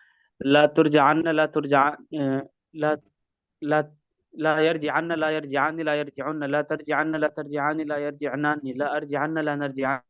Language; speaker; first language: Arabic; non-native, learner; Urdu